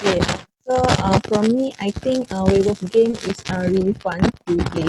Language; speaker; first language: English; non-native, fluent; Malay